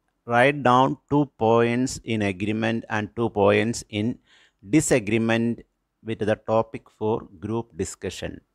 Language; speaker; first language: English; non-native, local second language; Malayalam